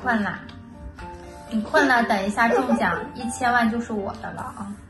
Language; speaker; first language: Chinese; native; Chinese